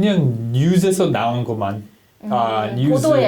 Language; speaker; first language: Korean; non-native, learner; English